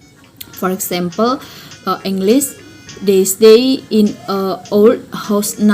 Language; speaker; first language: English; non-native, learner; Indonesian